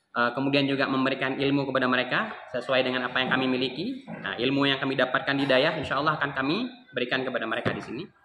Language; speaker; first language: Indonesian; non-native, local second language; Achinese